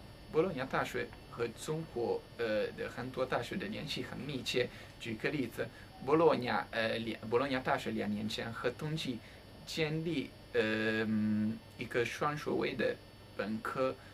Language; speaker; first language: Chinese; non-native, fluent; Italian